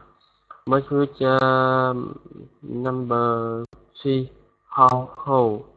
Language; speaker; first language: English; non-native, learner; Vietnamese